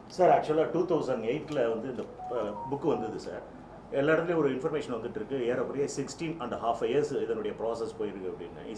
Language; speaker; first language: Tamil; native; Tamil